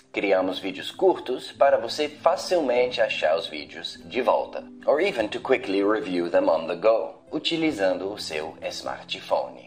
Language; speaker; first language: Portuguese; non-native, fluent; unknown